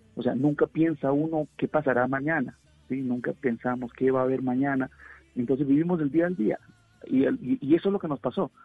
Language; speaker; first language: Spanish; native; Spanish